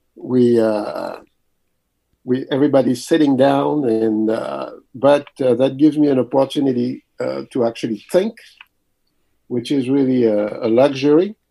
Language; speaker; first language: English; early bilingual, other home language; French